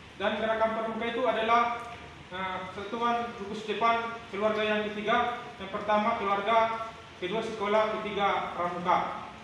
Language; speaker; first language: Indonesian; native; Indonesian